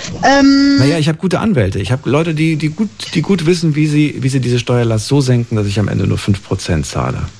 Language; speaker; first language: German; native; German